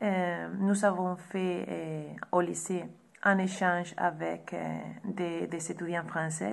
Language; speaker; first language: French; non-native, fluent; Spanish